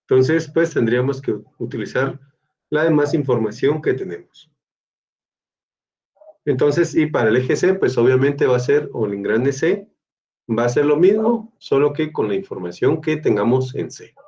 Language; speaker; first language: Spanish; native; Spanish